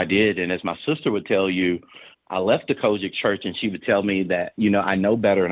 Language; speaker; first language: English; native; English